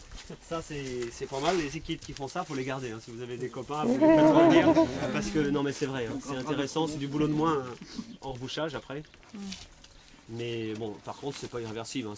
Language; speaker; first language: French; native; French